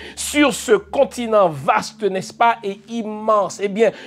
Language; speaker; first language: French; non-native, local second language; Haitian Creole